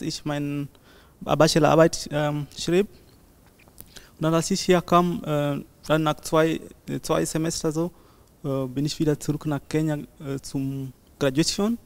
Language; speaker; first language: German; non-native, learner; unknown